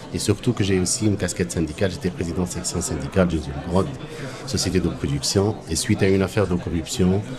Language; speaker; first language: French; non-native, local second language; Arabic